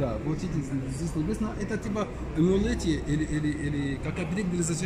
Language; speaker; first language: Russian; non-native, learner; Arabic